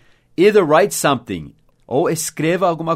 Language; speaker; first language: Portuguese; non-native, fluent; English